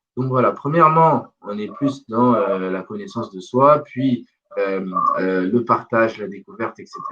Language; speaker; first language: French; non-native, local second language; Wolof